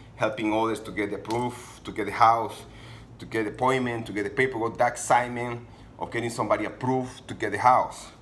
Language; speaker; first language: English; non-native, fluent; Spanish